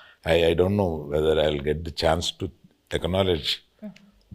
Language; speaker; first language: Telugu; native; Telugu